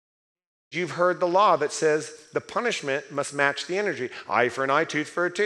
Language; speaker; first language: English; native; English